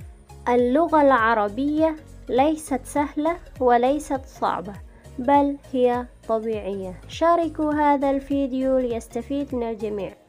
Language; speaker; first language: Arabic; non-native, learner; Indonesian